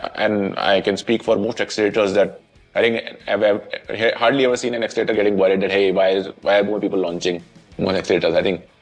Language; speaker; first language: English; non-native, local second language; Hindi